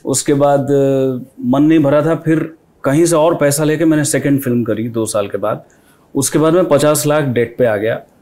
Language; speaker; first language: Hindi; non-native, local second language; Odia